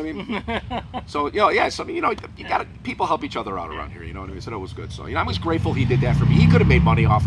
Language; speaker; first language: English; native; English